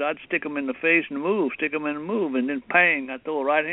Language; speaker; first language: English; early bilingual, other home language; Cantonese